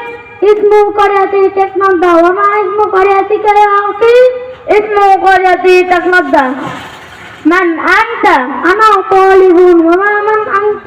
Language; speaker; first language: Arabic; non-native, learner; Bangla